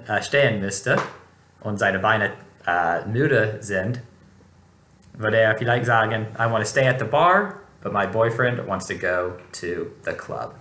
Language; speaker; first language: German; non-native, fluent; English